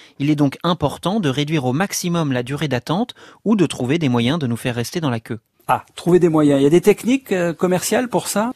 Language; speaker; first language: French; native; French